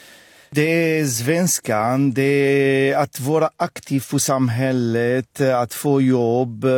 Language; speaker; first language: Swedish; non-native, fluent; Arabic